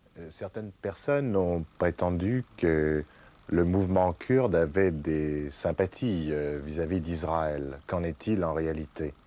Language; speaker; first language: French; native; French